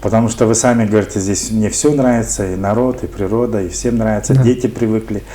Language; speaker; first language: Russian; native; Russian